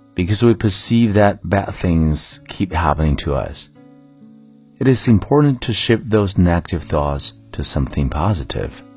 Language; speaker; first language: English; non-native, fluent; Chinese